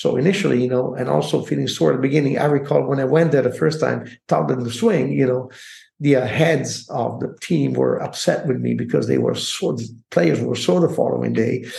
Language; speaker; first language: English; non-native, fluent; Italian